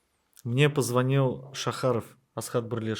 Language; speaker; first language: Russian; native; Russian